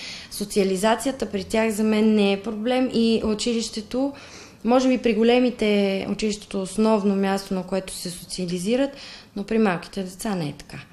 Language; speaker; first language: Bulgarian; native; Bulgarian